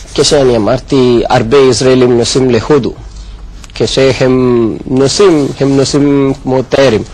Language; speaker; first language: Hebrew; non-native, learner; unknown